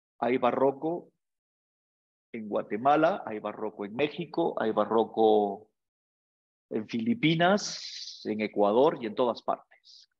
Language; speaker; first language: Spanish; native; Spanish